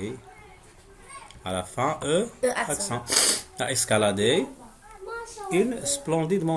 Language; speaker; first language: French; non-native, local second language; Arabic